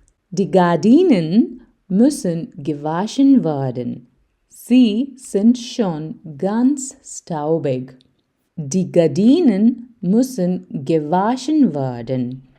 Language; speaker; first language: German; non-native, fluent; Malayalam